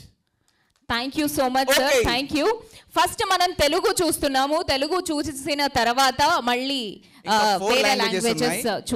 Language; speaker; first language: Telugu; native; Telugu